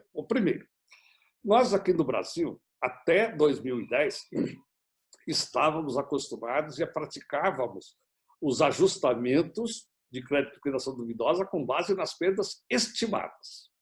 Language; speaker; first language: Portuguese; native; Portuguese